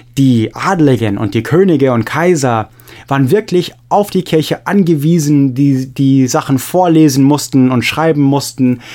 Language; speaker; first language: German; non-native, fluent; English